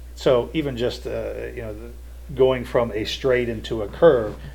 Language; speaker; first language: English; native; English